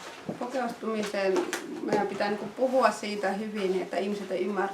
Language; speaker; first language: Finnish; non-native, fluent; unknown